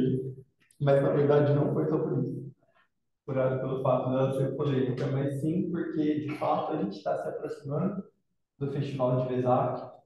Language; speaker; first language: Portuguese; native; Portuguese